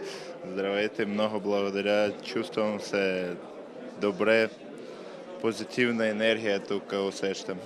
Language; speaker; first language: Bulgarian; non-native, learner; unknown